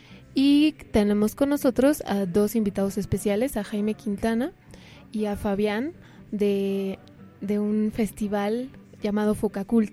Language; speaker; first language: Spanish; native; Spanish